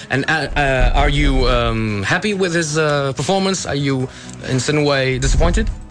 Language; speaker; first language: English; non-native, fluent; Portuguese